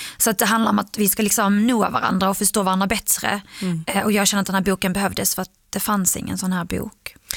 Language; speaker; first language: Swedish; early bilingual, other home language; Arabic